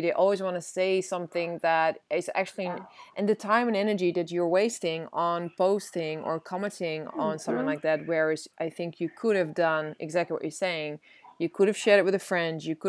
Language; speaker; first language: English; non-native, fluent; Dutch